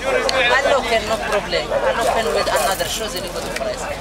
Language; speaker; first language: English; non-native, learner; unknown